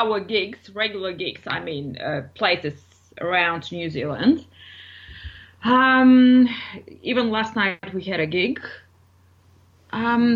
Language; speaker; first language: English; non-native, fluent; Bulgarian